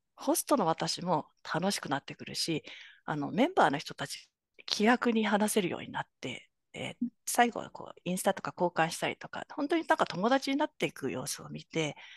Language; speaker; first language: Japanese; native; Japanese